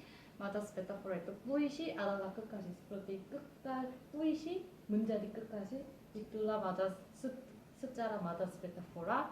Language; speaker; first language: Indonesian; non-native, fluent; Korean